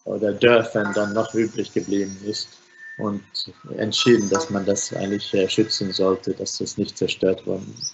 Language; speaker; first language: German; non-native, fluent; Finnish